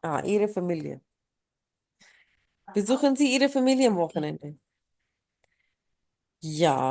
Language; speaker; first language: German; non-native, fluent; Hindi